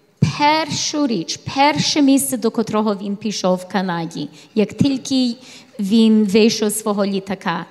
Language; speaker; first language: Ukrainian; early bilingual, heritage; English